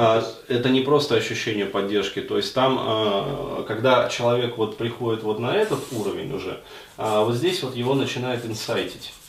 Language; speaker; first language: Russian; native; Russian